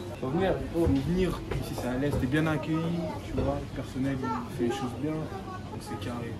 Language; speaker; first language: French; early bilingual, other home language; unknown